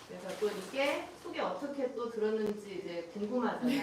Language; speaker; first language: Korean; native; Korean